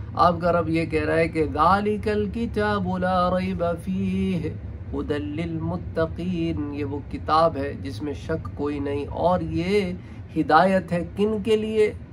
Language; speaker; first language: Urdu; native; Urdu